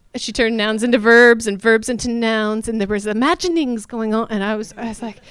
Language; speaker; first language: English; native; English